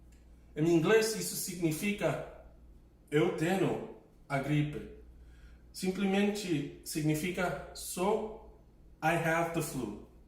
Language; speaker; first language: Portuguese; non-native, fluent; English